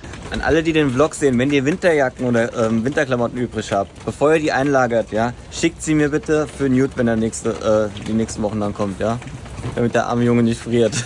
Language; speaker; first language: German; native; German